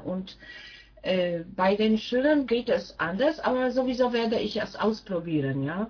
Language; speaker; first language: German; non-native, fluent; Polish